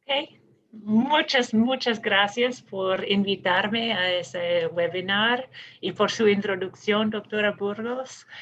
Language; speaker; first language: Spanish; non-native, fluent; English